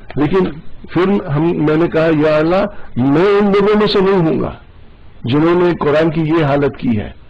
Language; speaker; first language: Urdu; non-native, local second language; Gujarati